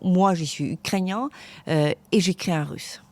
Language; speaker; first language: French; non-native, fluent; Ukrainian